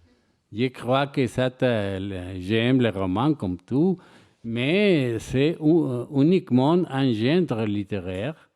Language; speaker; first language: French; non-native, learner; Spanish